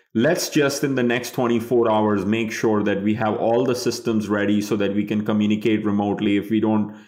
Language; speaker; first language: English; non-native, local second language; Bangla